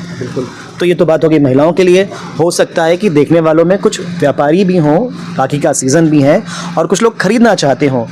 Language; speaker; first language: Hindi; native; Hindi